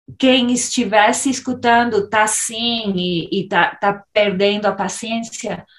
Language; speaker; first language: Portuguese; early bilingual, other home language; English